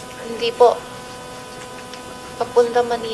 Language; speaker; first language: Filipino; non-native, learner; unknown